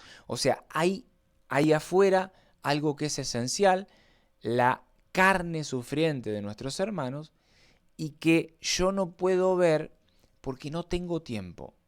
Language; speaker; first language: Spanish; native; Spanish